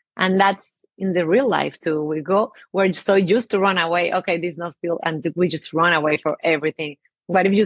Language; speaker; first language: English; non-native, fluent; Spanish